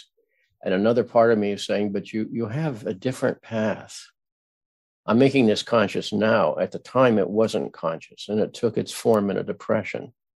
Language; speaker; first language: English; native; English